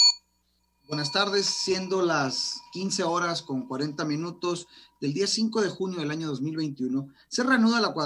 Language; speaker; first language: Spanish; native; Spanish